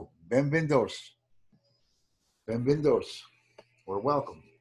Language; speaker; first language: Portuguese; non-native, learner; English